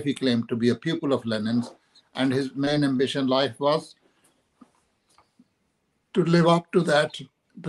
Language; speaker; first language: English; non-native, local second language; Punjabi